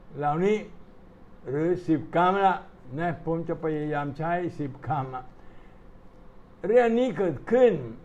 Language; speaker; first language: Thai; non-native, fluent; Italian